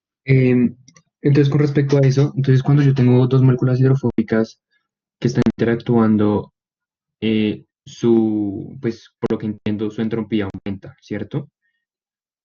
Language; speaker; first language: Spanish; native; Spanish